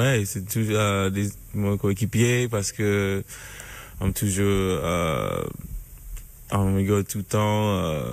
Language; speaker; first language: French; non-native, learner; English